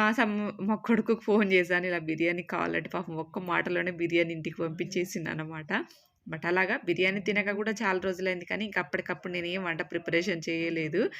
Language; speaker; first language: Telugu; native; Telugu